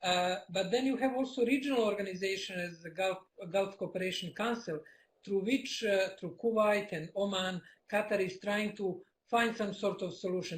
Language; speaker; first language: English; non-native, fluent; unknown